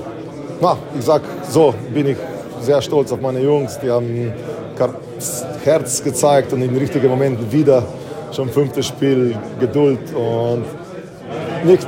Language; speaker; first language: German; non-native, fluent; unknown